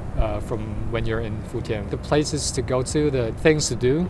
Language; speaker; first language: English; non-native, fluent; Chinese